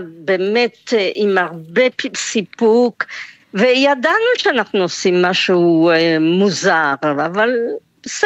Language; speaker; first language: Hebrew; non-native, fluent; French